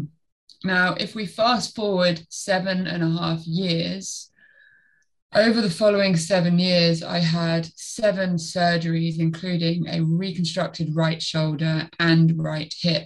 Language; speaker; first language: English; native; English